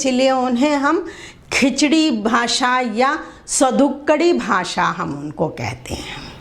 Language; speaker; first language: Hindi; non-native, local second language; Telugu